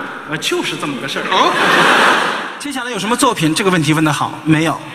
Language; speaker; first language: Chinese; native; Chinese